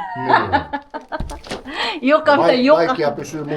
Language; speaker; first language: Finnish; native; Finnish